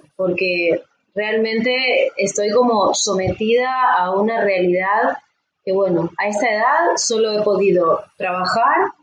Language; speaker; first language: Spanish; native; Spanish